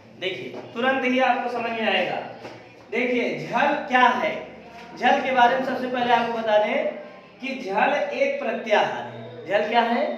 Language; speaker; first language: Hindi; native; Hindi